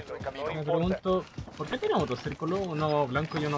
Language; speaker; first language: Spanish; native; Spanish